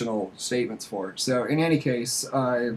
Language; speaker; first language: English; native; English